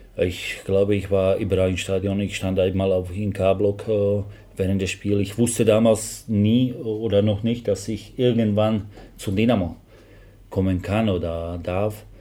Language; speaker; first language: German; non-native, fluent; Slovak